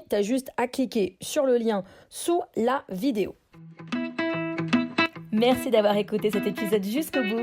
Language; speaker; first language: French; native; French